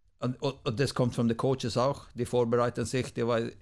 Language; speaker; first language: German; non-native, fluent; Swedish